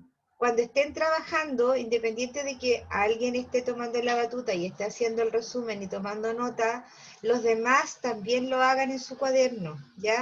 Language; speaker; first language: Spanish; native; Spanish